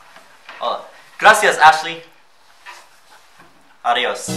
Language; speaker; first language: Spanish; non-native, learner; English